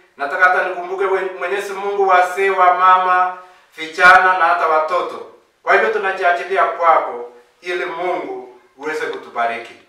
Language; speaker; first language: Swahili; non-native, local second language; Kalenjin